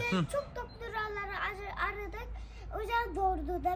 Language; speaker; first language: Turkish; early bilingual, heritage; Turkish